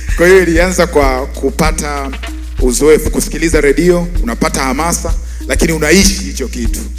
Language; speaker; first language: Swahili; native; Swahili